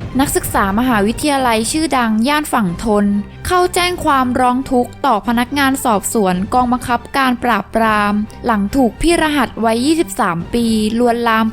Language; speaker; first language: Thai; native; Thai